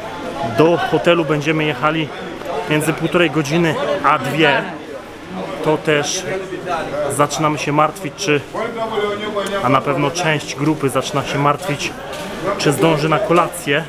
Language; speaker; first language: Polish; native; Polish